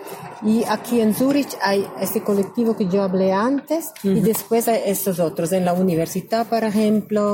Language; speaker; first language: Spanish; non-native, learner; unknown